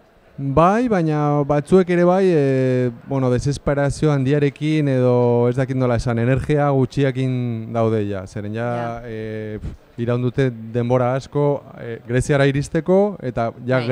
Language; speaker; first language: Basque; non-native, local second language; Spanish